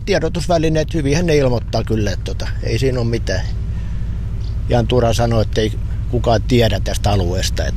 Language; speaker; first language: Finnish; native; Finnish